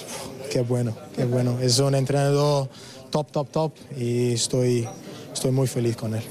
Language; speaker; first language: Spanish; non-native, learner; English